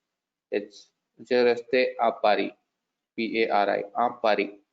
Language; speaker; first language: French; non-native, learner; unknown